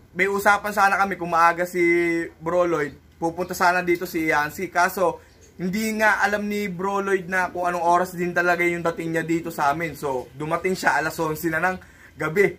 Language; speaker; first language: Filipino; native; Filipino